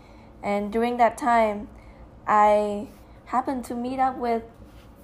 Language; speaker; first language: English; non-native, fluent; Vietnamese